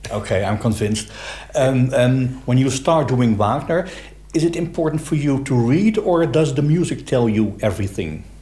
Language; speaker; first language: English; non-native, fluent; Dutch